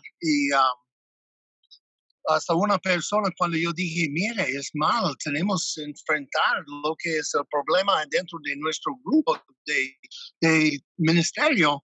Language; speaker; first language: Spanish; non-native, fluent; English